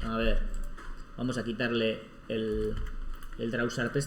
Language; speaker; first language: Spanish; native; Spanish